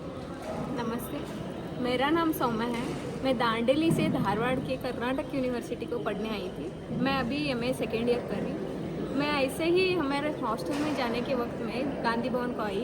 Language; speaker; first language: Hindi; non-native, local second language; Kannada